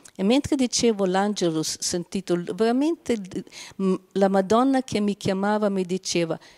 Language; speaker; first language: Italian; non-native, fluent; Slovenian